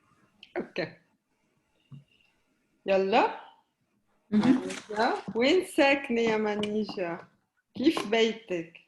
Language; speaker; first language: Arabic; native; Arabic